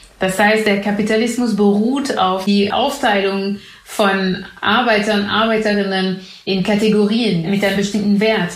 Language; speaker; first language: German; non-native, fluent; French